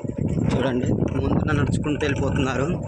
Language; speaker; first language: Telugu; native; Telugu